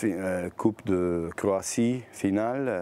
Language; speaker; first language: French; non-native, learner; Bosnian